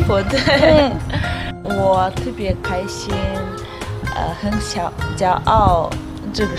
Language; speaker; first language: Chinese; non-native, learner; Russian